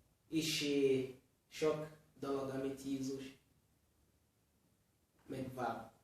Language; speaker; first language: Hungarian; non-native, learner; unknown